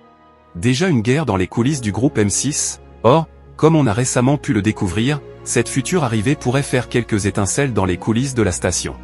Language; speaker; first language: French; native; French